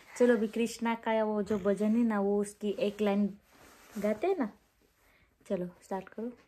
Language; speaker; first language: Hindi; non-native, local second language; Gujarati